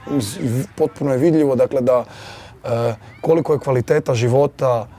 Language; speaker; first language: Croatian; native; Croatian